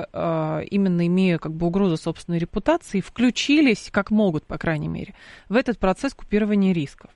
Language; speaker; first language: Russian; native; Russian